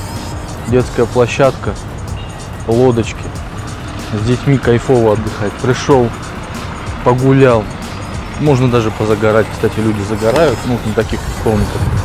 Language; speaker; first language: Russian; native; Russian